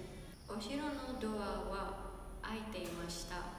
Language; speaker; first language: Japanese; non-native, learner; Indonesian